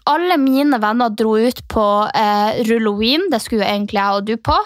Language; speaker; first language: Norwegian; native; Norwegian